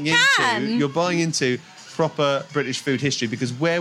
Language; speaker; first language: English; native; English